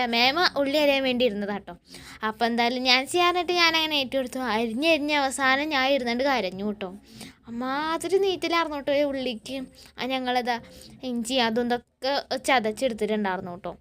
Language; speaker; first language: Malayalam; native; Malayalam